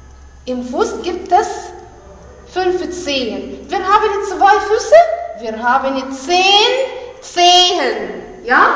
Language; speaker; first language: German; non-native, fluent; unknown